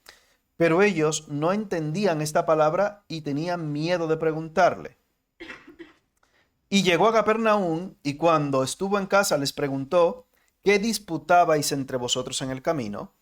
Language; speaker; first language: Spanish; native; Spanish